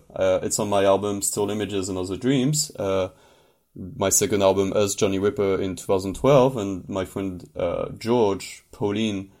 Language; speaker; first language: English; non-native, fluent; French